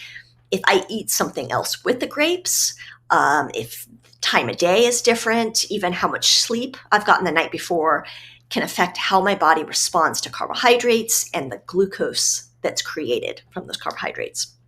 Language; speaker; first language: English; native; English